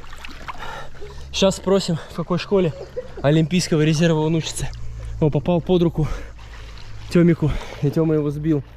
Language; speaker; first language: Russian; native; Russian